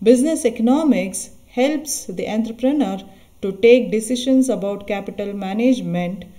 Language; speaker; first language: English; non-native, local second language; Kannada